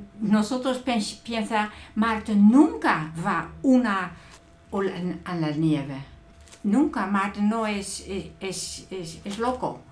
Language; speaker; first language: Spanish; non-native, learner; Dutch